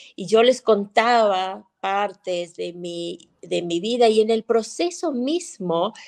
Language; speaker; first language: Spanish; native; Spanish